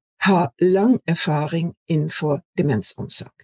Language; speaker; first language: Norwegian; non-native, fluent; German